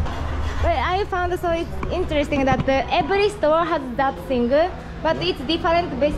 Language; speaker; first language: English; non-native, fluent; Japanese